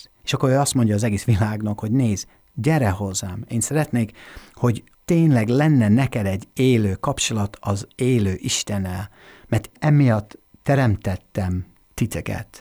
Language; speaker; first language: Hungarian; non-native, fluent; English